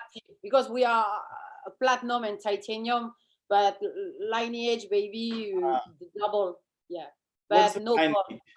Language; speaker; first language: English; non-native, fluent; French